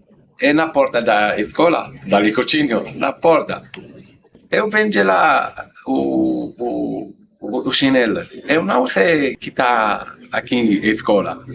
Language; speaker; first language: Portuguese; non-native, learner; Arabic